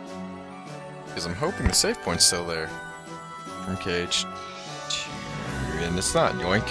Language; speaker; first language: English; native; English